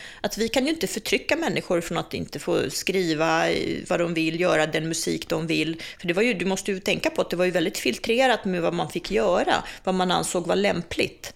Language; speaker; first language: Swedish; early bilingual, other home language; Czech